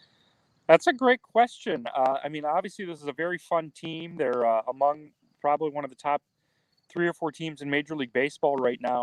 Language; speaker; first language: English; native; English